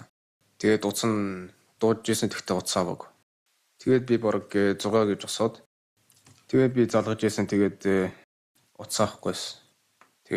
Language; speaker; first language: Mongolian; early bilingual, heritage; Mongolian